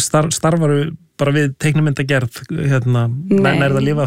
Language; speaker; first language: Icelandic; native; Icelandic